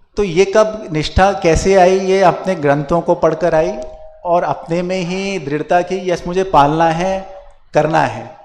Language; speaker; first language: Hindi; non-native, local second language; Kannada